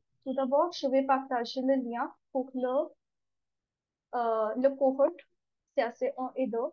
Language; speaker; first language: French; non-native, learner; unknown